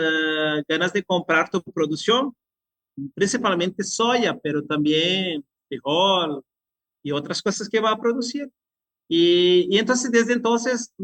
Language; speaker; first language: Spanish; non-native, fluent; Portuguese